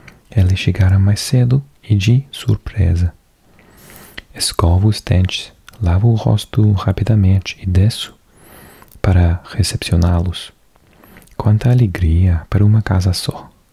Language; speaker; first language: Portuguese; non-native, learner; English